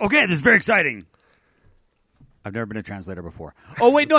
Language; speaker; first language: English; native; English